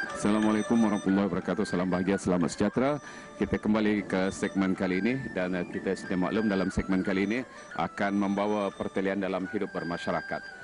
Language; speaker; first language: Malay; native; Malay